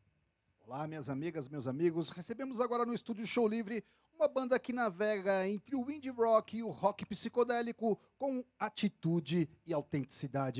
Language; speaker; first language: Portuguese; native; Portuguese